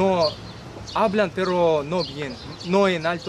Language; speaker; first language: Spanish; non-native, learner; Kyrgyz